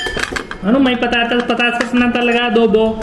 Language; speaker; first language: Filipino; non-native, learner; Punjabi